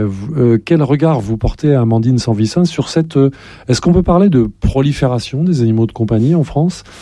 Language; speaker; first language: French; native; French